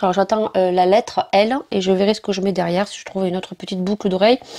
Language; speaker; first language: French; native; French